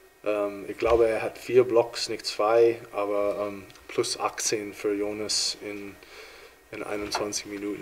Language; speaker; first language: German; non-native, fluent; English